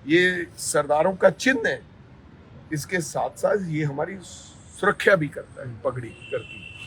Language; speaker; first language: Hindi; non-native, local second language; Punjabi